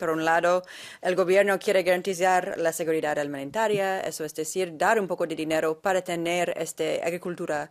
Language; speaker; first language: Spanish; non-native, fluent; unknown